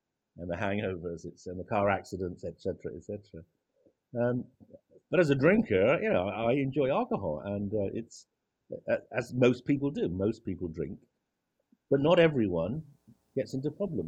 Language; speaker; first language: English; native; English